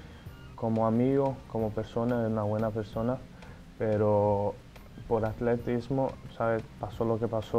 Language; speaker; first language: Spanish; non-native, fluent; Portuguese